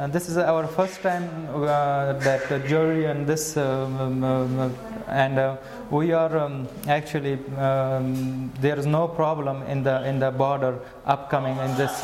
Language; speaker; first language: English; non-native, learner; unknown